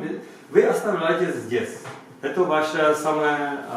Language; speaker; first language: Russian; non-native, learner; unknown